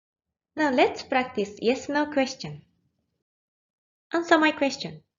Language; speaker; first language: English; non-native, fluent; Japanese